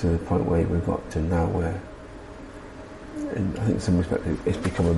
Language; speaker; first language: English; native; English